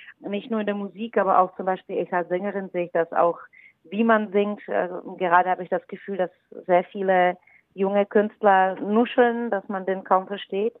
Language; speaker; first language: German; non-native, fluent; Czech